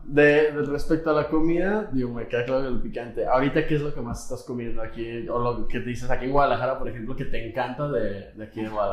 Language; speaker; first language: Spanish; native; Spanish